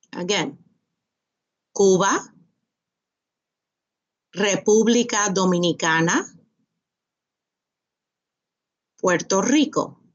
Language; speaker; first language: Spanish; non-native, fluent; English